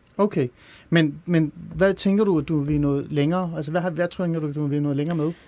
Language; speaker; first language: Danish; early bilingual, other home language; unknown